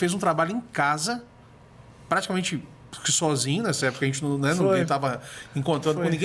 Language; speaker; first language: Portuguese; native; Portuguese